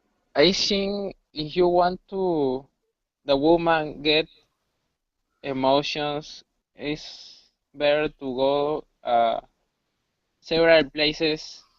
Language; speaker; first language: English; non-native, learner; Spanish